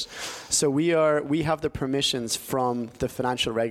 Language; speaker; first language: English; native; English